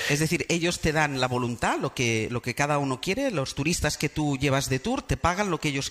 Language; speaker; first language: Spanish; native; Spanish